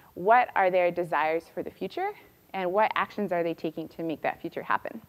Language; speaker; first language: English; native; English